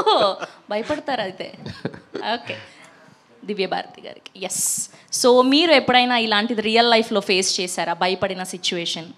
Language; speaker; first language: Telugu; native; Telugu